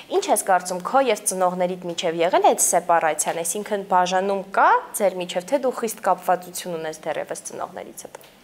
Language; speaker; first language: Armenian; native; Armenian